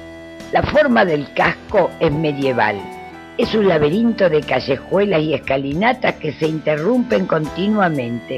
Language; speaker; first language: Spanish; native; Spanish